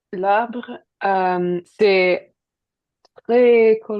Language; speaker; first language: French; non-native, learner; English